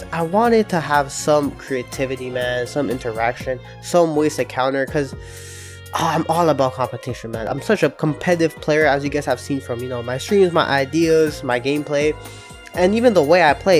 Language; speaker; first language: English; native; English